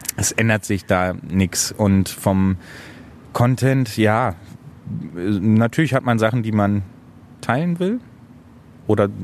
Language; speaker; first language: German; native; German